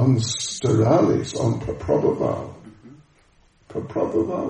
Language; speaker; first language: Russian; non-native, learner; English